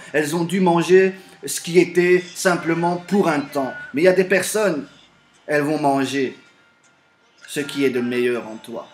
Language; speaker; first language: French; native; French